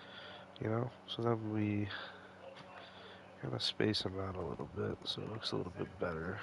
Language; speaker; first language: English; native; English